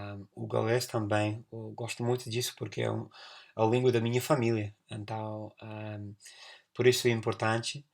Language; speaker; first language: Portuguese; non-native, fluent; English